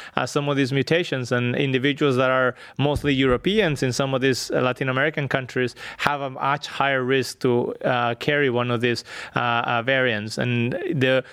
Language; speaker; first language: English; non-native, fluent; Spanish